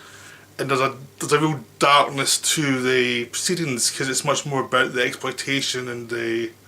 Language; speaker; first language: English; native; English